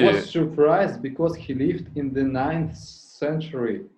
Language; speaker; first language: English; non-native, learner; Russian